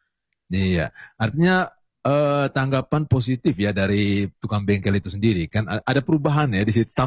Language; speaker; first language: Indonesian; native; Indonesian